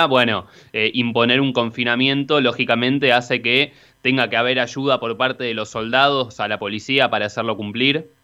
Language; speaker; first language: Spanish; native; Spanish